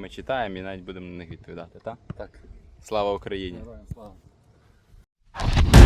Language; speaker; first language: Ukrainian; native; Ukrainian